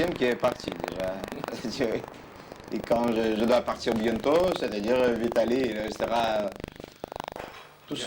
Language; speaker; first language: French; non-native, learner; Russian